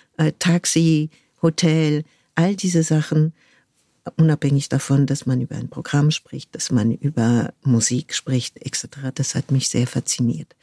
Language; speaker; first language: German; non-native, fluent; French